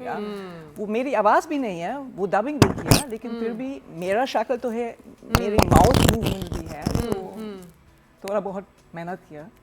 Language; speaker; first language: Hindi; non-native, learner; German